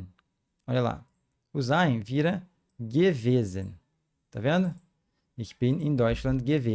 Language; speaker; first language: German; non-native, fluent; Portuguese